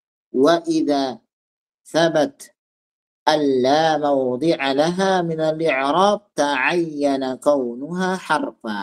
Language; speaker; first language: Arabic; non-native, fluent; Indonesian